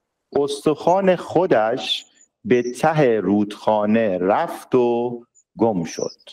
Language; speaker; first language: Persian; non-native, learner; Urdu